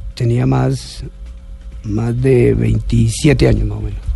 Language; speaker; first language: Spanish; native; Spanish